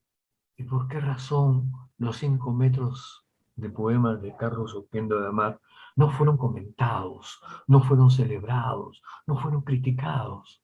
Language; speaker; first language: Spanish; native; Spanish